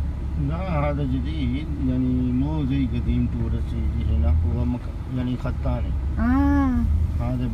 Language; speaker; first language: Arabic; non-native, learner; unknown